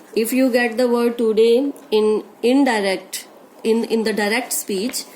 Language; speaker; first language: English; non-native, local second language; Punjabi